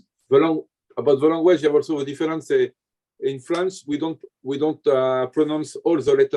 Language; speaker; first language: English; non-native, learner; French